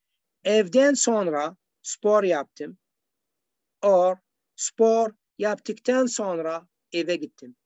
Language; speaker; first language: Turkish; non-native, learner; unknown